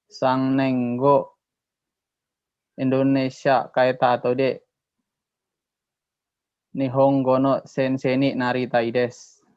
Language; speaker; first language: Japanese; non-native, learner; Indonesian